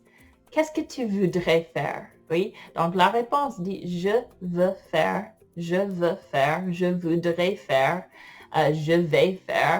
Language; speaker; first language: French; non-native, fluent; English